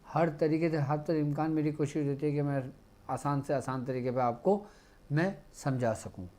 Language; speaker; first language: Urdu; native; Urdu